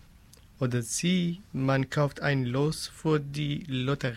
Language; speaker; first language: German; non-native, learner; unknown